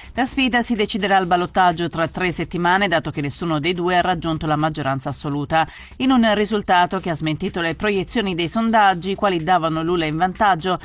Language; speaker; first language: Italian; native; Italian